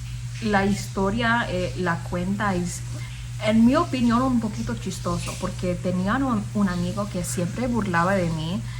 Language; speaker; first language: Spanish; non-native, fluent; English